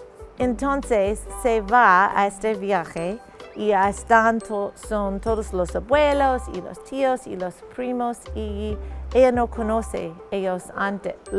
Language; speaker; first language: Spanish; non-native, fluent; English